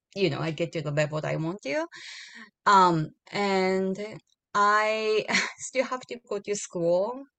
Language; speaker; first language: English; non-native, learner; Japanese